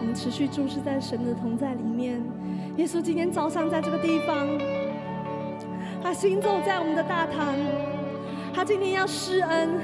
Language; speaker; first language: Chinese; native; Chinese